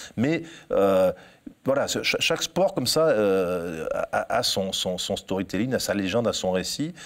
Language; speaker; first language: French; native; French